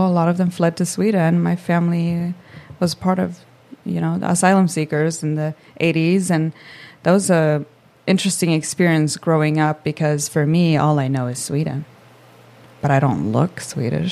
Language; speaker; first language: English; non-native, fluent; Swedish